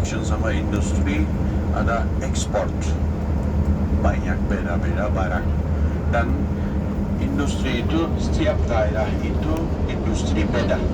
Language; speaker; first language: Indonesian; non-native, fluent; Turkish